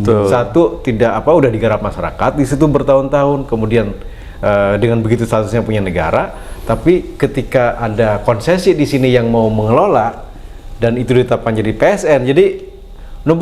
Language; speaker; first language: Indonesian; native; Indonesian